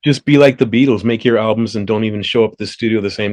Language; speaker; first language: English; native; English